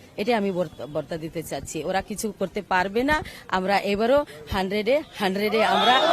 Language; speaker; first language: Bangla; non-native, local second language; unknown